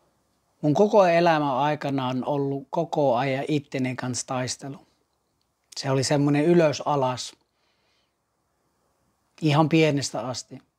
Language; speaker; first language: Finnish; non-native, fluent; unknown